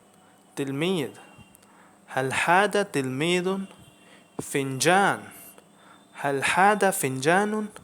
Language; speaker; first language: Arabic; non-native, fluent; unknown